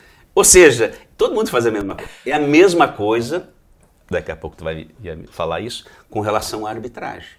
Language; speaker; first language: Portuguese; native; Portuguese